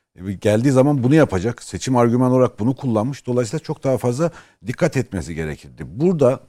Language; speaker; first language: Turkish; native; Turkish